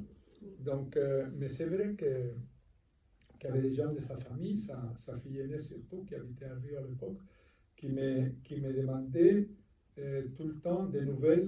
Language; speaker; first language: French; non-native, fluent; Spanish